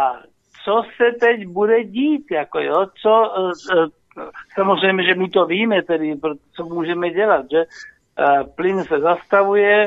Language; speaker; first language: Czech; native; Czech